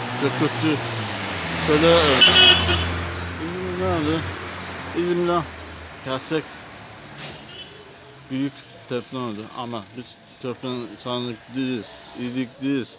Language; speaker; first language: Turkish; non-native, learner; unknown